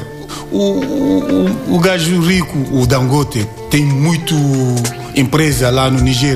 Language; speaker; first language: Portuguese; non-native, learner; Yoruba